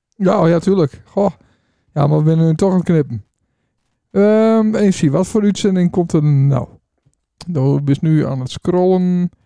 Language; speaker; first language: Dutch; native; Dutch